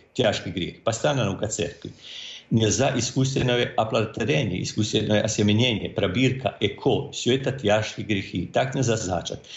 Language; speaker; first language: Russian; non-native, fluent; Croatian